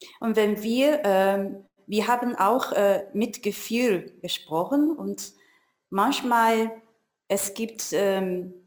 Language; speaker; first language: German; non-native, learner; Chinese